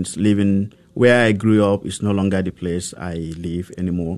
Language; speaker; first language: English; non-native, local second language; Hausa